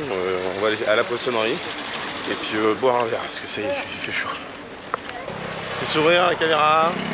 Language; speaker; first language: French; native; French